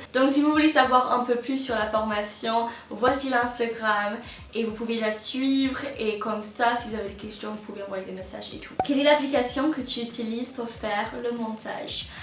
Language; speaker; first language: French; non-native, fluent; English